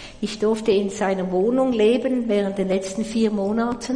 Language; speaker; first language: German; native; German